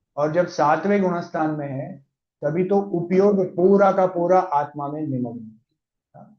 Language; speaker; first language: Hindi; non-native, local second language; Gujarati